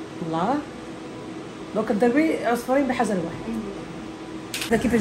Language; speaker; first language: Arabic; native; Arabic